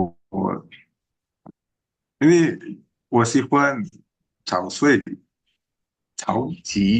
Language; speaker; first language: Chinese; non-native, learner; Indonesian